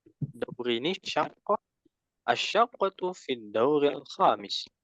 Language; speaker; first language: Arabic; non-native, fluent; Indonesian